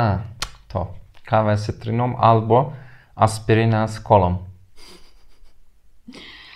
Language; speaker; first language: Polish; non-native, fluent; Turkish